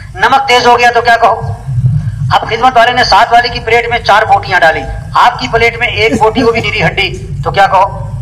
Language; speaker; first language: Urdu; non-native, local second language; Pashto